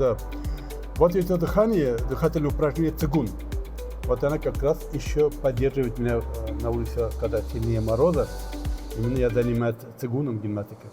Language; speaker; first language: Russian; non-native, local second language; Tatar